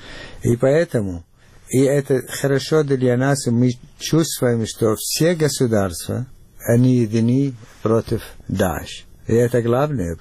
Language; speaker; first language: Russian; non-native, fluent; Arabic